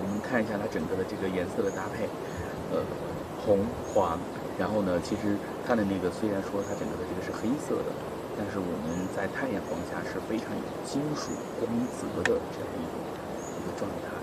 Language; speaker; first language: Chinese; native; Chinese